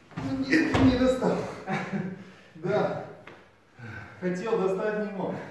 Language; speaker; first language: Russian; native; Russian